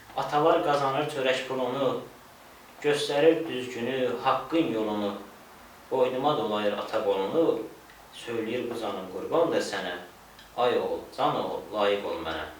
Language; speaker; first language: Azerbaijani; native; Azerbaijani